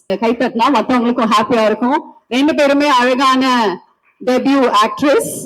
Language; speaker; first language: Tamil; native; Tamil